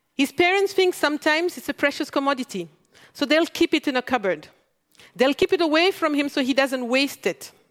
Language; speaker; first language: English; non-native, fluent; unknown